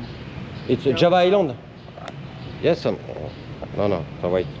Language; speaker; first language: English; non-native, learner; French